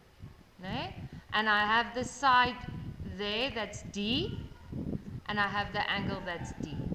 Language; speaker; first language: English; non-native, local second language; Afrikaans